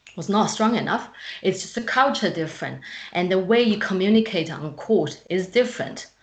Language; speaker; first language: English; non-native, fluent; Chinese